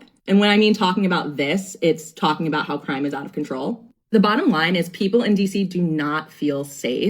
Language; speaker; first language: English; native; English